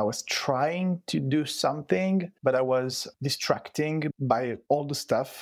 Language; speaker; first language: English; non-native, fluent; French